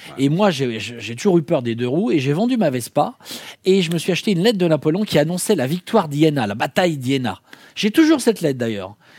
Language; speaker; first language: French; native; French